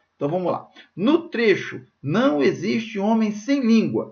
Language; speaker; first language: Portuguese; native; Portuguese